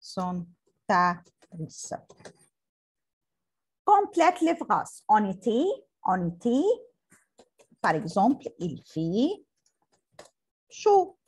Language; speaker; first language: French; non-native, learner; Arabic